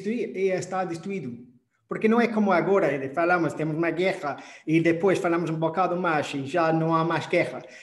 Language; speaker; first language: Portuguese; non-native, fluent; English